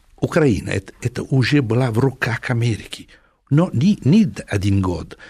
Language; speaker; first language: Russian; non-native, fluent; Italian